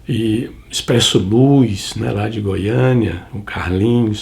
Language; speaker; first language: Portuguese; native; Portuguese